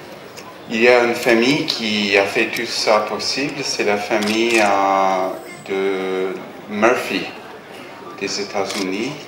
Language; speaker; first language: French; non-native, fluent; English